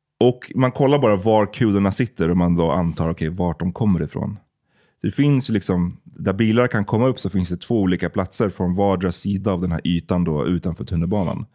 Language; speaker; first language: Swedish; native; Swedish